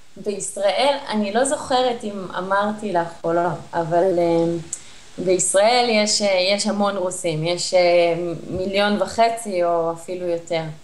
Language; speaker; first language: Hebrew; native; Hebrew